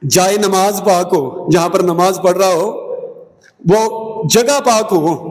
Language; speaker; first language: Urdu; non-native, local second language; Punjabi